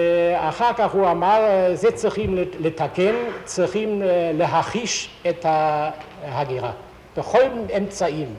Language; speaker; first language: Hebrew; non-native, fluent; German